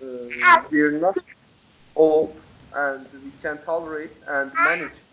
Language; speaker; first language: English; non-native, learner; Persian